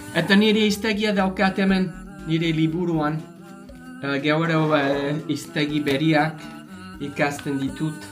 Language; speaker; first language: Basque; non-native, learner; English